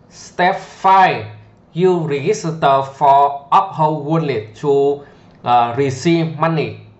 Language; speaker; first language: English; non-native, learner; Vietnamese